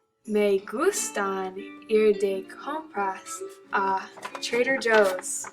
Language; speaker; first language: Spanish; non-native, learner; English